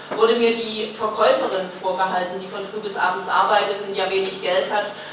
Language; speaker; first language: German; native; German